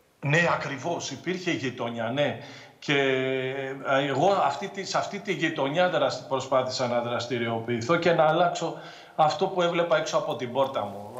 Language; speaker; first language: Greek; native; Greek